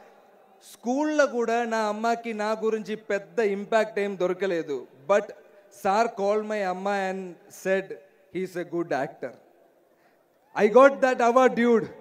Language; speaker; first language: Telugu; non-native, learner; Malayalam